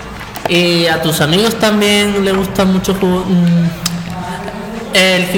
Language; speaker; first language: Spanish; native; Spanish